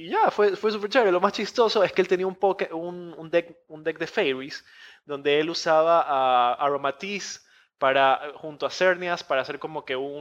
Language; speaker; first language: Spanish; native; Spanish